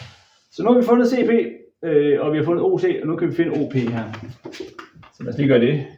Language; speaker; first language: Danish; native; Danish